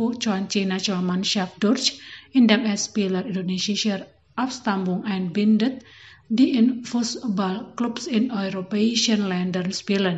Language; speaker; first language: German; non-native, fluent; Indonesian